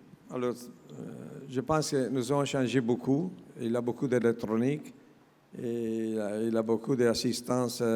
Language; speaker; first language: French; non-native, learner; Italian